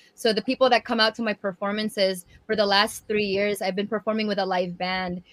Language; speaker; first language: English; early bilingual, other home language; Waray